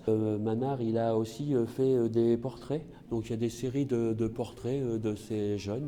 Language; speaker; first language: French; native; French